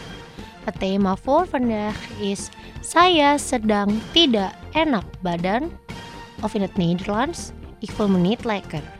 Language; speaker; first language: Dutch; non-native, learner; Indonesian